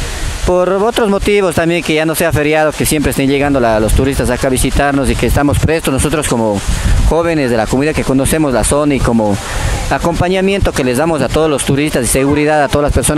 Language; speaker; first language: Spanish; native; Spanish